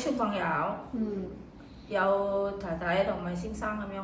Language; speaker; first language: Cantonese; non-native, learner; Indonesian